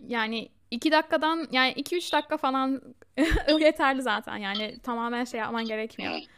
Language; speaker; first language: Turkish; early bilingual, heritage; Turkish